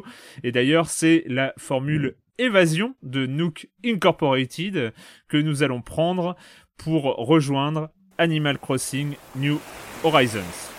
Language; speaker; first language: French; native; French